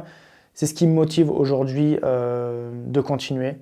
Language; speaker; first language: French; native; French